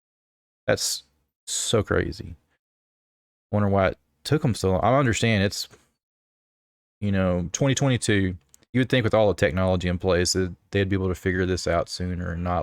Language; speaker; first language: English; native; English